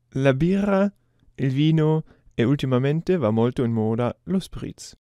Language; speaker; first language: Italian; non-native, learner; German